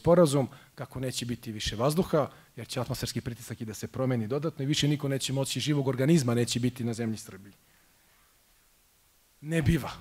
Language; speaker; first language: Croatian; native; Croatian